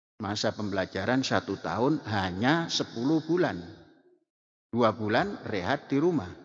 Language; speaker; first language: Indonesian; non-native, local second language; Javanese